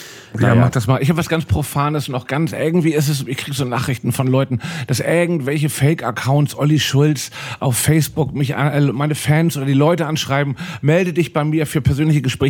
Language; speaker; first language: German; native; German